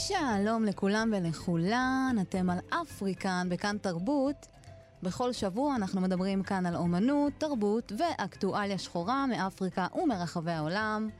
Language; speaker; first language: Hebrew; native; Hebrew